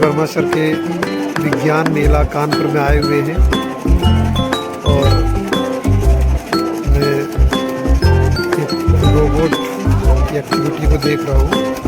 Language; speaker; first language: Hindi; native; Hindi